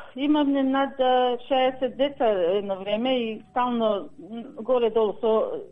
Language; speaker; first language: Macedonian; early bilingual, heritage; Macedonian